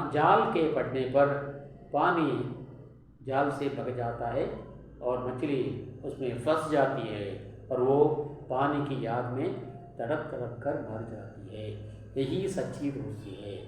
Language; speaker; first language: Hindi; non-native, local second language; Tamil